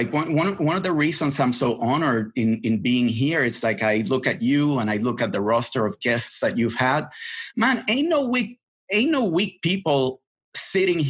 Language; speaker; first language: English; non-native, fluent; Spanish